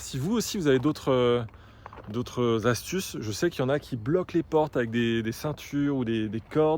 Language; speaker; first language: French; native; French